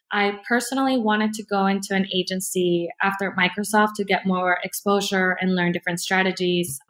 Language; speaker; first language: English; early bilingual, other home language; Spanish